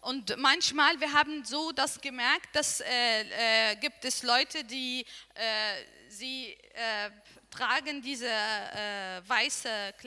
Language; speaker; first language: German; non-native, learner; Arabic